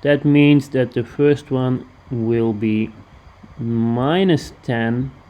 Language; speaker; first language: English; non-native, fluent; Dutch